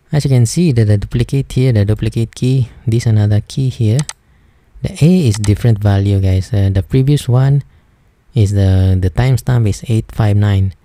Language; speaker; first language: English; non-native, local second language; Filipino